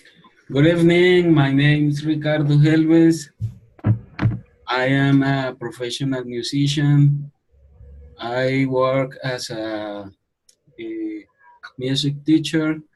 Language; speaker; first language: English; non-native, learner; Spanish